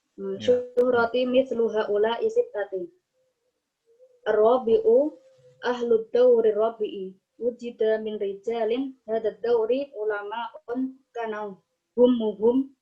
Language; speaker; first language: Arabic; non-native, learner; Indonesian